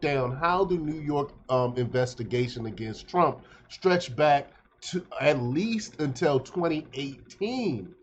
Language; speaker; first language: English; native; English